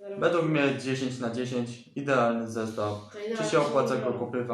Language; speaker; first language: Polish; native; Polish